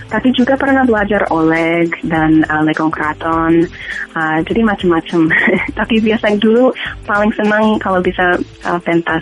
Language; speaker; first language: Indonesian; non-native, fluent; English